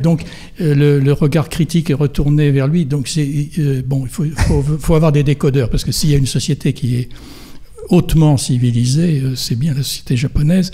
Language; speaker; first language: French; native; French